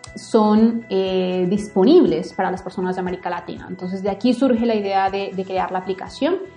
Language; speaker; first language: Spanish; native; Spanish